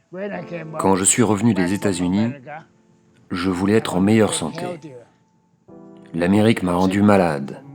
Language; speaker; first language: French; non-native, learner; Thai